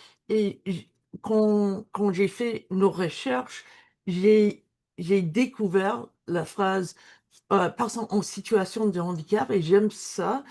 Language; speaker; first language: French; non-native, learner; English